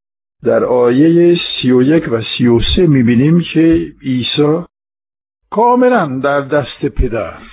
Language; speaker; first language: Persian; non-native, fluent; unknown